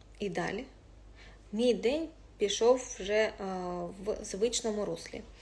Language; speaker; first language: Ukrainian; non-native, local second language; Russian